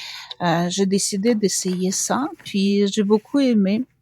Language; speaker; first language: French; non-native, fluent; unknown